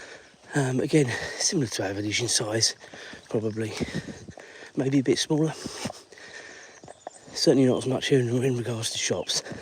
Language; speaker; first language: English; native; English